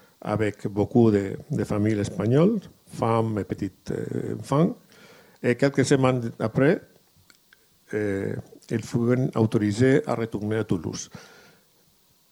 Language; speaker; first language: French; non-native, learner; Catalan